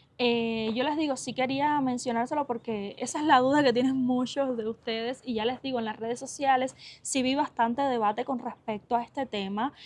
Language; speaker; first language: Spanish; native; Spanish